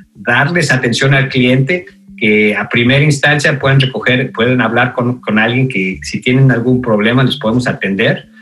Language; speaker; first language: Spanish; native; Spanish